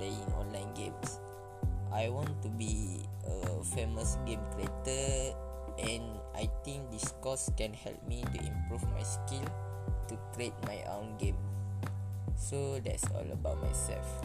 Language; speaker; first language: English; non-native, local second language; Malay